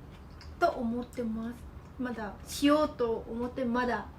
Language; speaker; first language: Japanese; non-native, fluent; Vietnamese